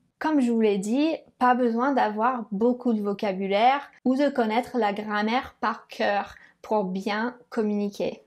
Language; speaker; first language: French; non-native, fluent; English